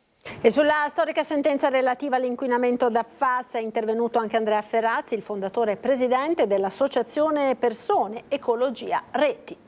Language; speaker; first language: Italian; native; Italian